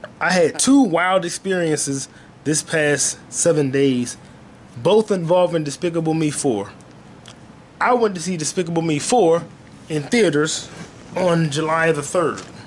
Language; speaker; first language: English; native; English